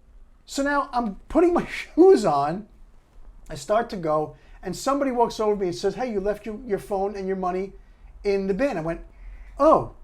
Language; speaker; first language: English; native; English